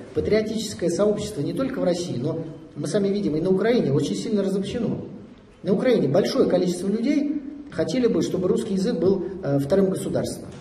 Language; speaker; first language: Russian; native; Russian